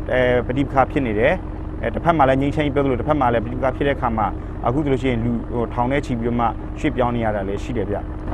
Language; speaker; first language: Burmese; non-native, local second language; Karen languages